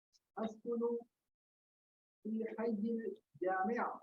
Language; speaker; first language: Arabic; non-native, learner; Urdu